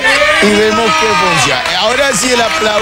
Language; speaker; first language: Spanish; native; Spanish